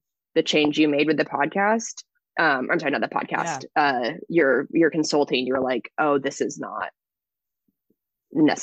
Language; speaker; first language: English; native; English